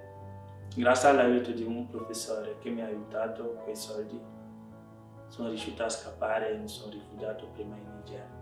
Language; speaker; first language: Italian; non-native, fluent; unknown